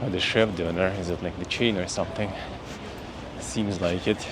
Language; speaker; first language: English; non-native, fluent; Russian